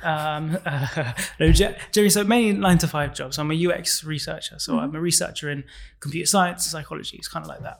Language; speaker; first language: English; native; English